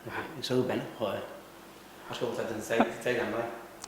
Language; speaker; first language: Basque; non-native, local second language; Spanish